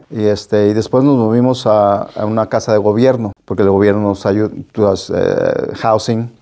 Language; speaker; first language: Spanish; native; Spanish